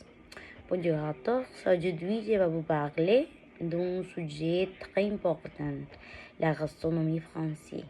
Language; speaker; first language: French; non-native, learner; Spanish